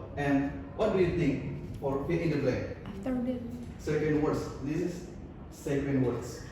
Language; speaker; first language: English; non-native, learner; Indonesian